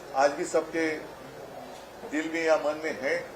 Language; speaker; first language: Hindi; non-native, local second language; Marathi